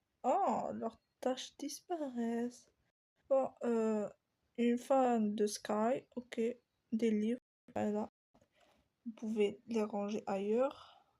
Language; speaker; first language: French; native; French